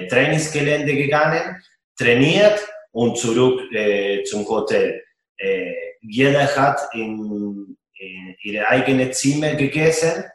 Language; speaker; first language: German; non-native, fluent; Spanish